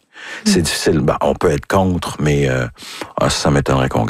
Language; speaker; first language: French; native; French